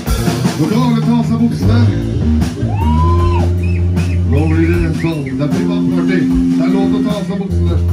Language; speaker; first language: Norwegian; native; Norwegian